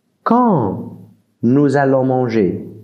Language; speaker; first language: French; non-native, fluent; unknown